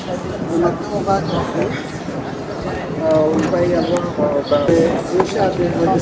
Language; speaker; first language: French; non-native, fluent; Greek